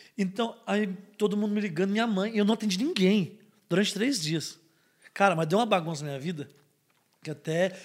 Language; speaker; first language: Portuguese; native; Portuguese